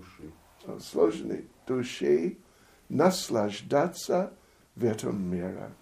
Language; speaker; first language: Russian; non-native, fluent; English